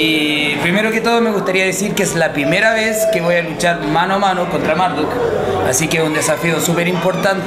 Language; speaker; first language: Spanish; native; Spanish